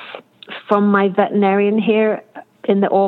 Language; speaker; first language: English; native; English